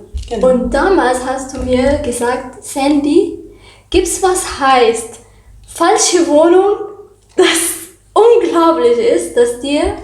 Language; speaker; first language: German; non-native, learner; Arabic